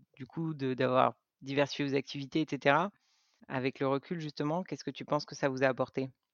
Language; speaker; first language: French; native; French